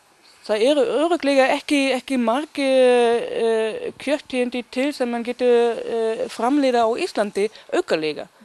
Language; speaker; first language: Icelandic; non-native, learner; Danish